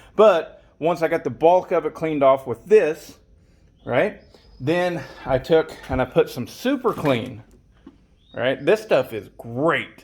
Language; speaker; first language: English; native; English